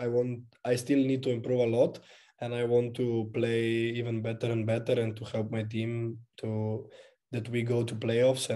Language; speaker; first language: English; non-native, fluent; Slovenian